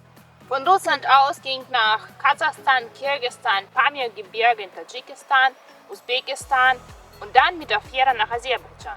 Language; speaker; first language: German; non-native, fluent; Russian